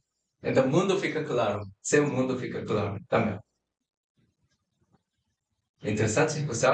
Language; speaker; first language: Portuguese; non-native, fluent; Korean